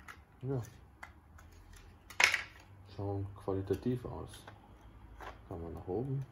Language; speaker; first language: German; native; German